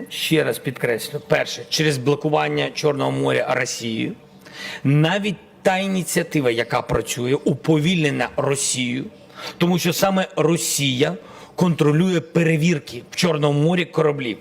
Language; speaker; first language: Ukrainian; non-native, local second language; Russian